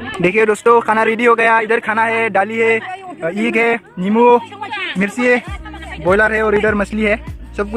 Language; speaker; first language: Hindi; non-native, local second language; Bodo